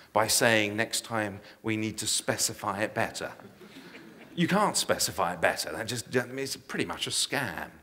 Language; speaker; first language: English; native; English